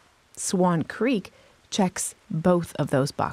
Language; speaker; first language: English; native; English